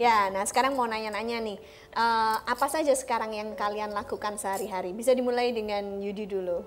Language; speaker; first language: Indonesian; native; Indonesian